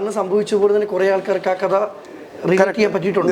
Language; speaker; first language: Malayalam; native; Malayalam